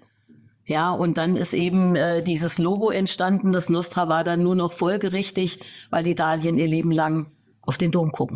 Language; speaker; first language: German; native; German